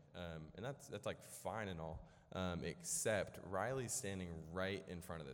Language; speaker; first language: English; native; English